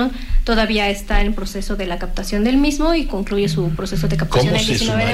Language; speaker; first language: Spanish; native; Spanish